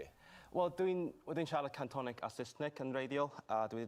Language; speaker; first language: Welsh; non-native, fluent; Cantonese